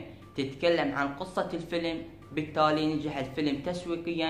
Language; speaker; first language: Arabic; native; Arabic